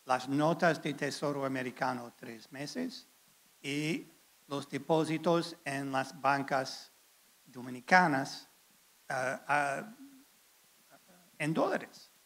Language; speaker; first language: Spanish; non-native, fluent; English